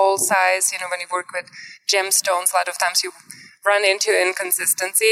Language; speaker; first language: English; non-native, fluent; Czech